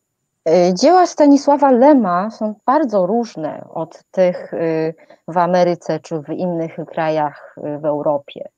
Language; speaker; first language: Polish; non-native, fluent; Chinese